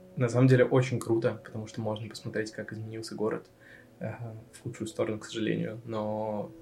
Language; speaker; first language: Russian; native; Russian